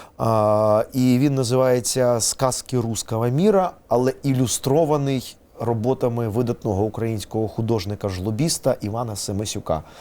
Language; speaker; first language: Ukrainian; non-native, local second language; Russian